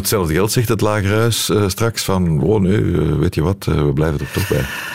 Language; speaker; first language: Dutch; native; Dutch